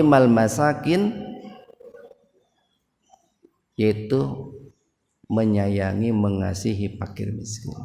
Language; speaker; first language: Indonesian; native; Indonesian